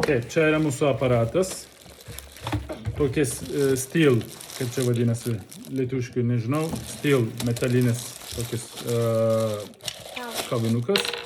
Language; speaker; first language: Lithuanian; non-native, learner; Turkish